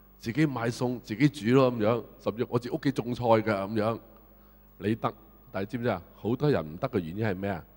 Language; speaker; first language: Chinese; non-native, local second language; Cantonese